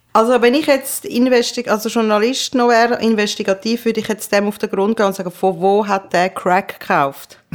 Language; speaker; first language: German; early bilingual, other home language; Persian